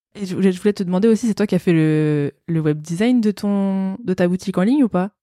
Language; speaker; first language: French; native; French